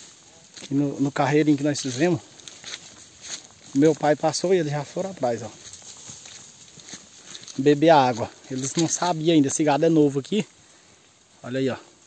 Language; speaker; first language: Portuguese; native; Portuguese